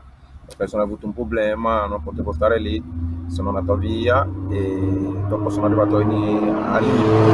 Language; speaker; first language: Italian; non-native, learner; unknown